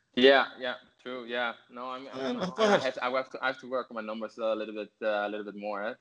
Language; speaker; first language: English; non-native, fluent; Dutch